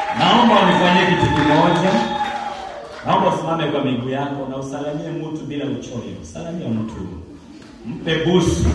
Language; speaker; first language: Swahili; non-native, local second language; Luyia